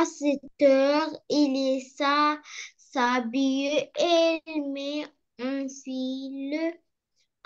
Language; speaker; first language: French; non-native, learner; Arabic